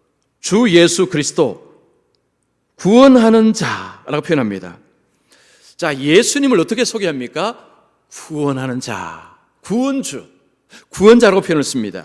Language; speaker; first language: Korean; native; Korean